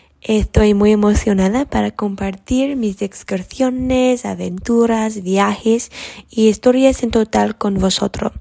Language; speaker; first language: Spanish; non-native, learner; English